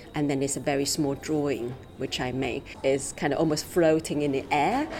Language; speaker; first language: English; non-native, fluent; Chinese